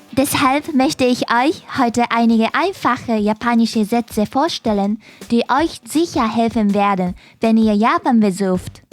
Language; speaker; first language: German; non-native, fluent; Japanese